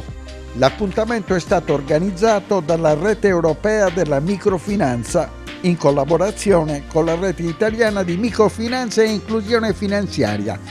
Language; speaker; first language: Italian; native; Italian